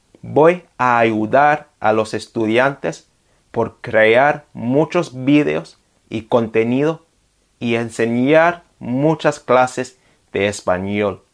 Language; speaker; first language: Spanish; non-native, fluent; English